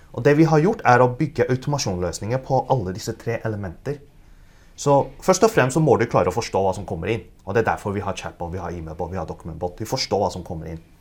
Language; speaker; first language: Norwegian; early bilingual, other home language; Cantonese